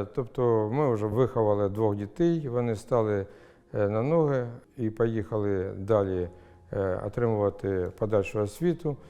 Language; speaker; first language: Ukrainian; non-native, local second language; Russian